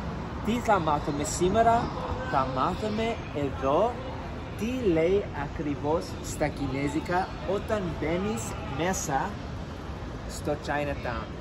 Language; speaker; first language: Greek; early bilingual, heritage; English